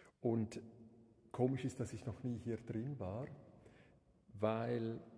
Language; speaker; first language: German; non-native, local second language; Romansh